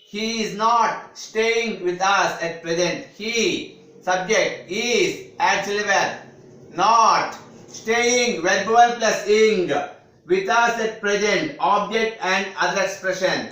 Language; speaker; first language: English; non-native, local second language; Telugu